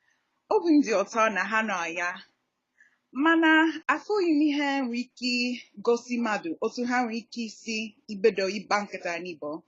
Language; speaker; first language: Igbo; non-native, learner; English